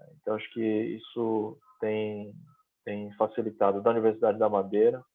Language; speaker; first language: Portuguese; native; Portuguese